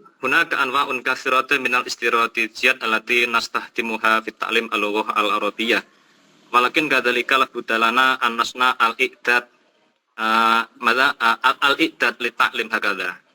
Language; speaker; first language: Arabic; non-native, learner; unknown